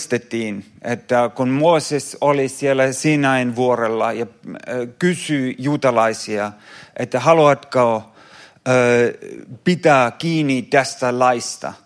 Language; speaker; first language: Finnish; non-native, fluent; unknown